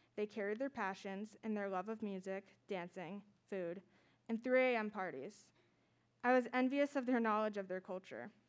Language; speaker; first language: English; native; English